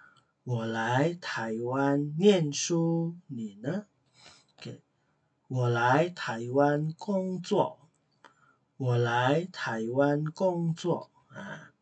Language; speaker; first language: Chinese; non-native, fluent; Indonesian